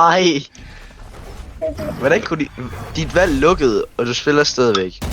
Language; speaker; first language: Danish; native; Danish